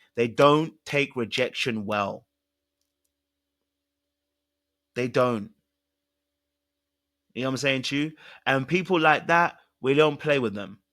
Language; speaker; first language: English; native; English